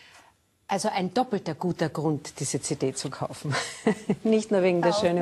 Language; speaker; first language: German; native; German